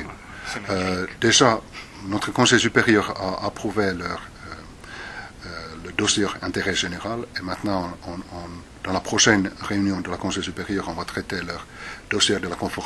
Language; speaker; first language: French; non-native, fluent; Finnish